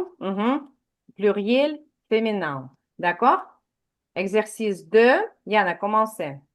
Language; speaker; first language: French; non-native, fluent; Ukrainian